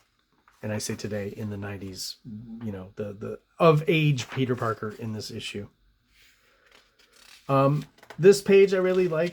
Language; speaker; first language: English; native; English